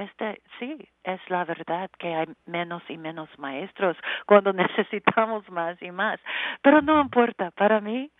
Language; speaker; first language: Spanish; non-native, learner; English